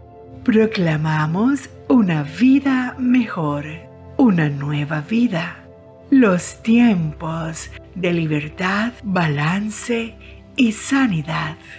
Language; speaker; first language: Spanish; native; Spanish